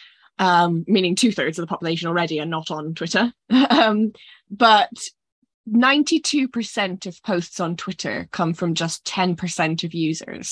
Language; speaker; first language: English; native; English